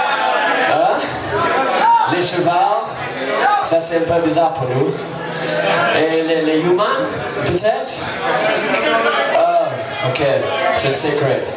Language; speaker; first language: French; non-native, learner; English